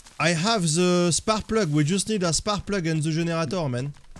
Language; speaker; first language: English; non-native, learner; French